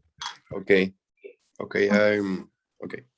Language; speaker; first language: English; non-native, learner; Spanish